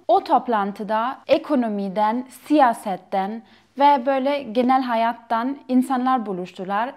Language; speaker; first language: Turkish; non-native, fluent; German